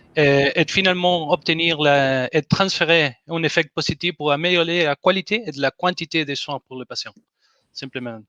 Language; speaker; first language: French; non-native, learner; Spanish